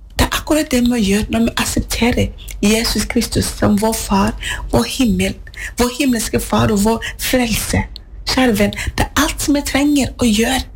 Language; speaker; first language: Norwegian; non-native, fluent; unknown